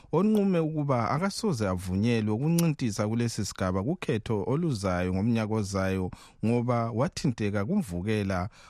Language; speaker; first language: Zulu; native; Zulu